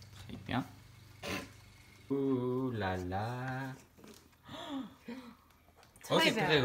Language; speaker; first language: French; non-native, learner; English